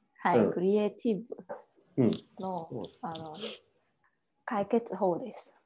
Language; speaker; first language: Japanese; non-native, learner; Vietnamese